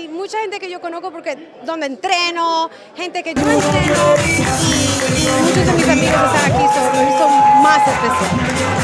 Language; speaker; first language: Spanish; early bilingual, heritage; Spanish